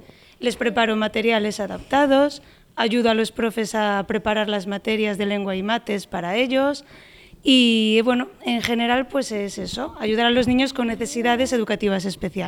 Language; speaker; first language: Spanish; native; Spanish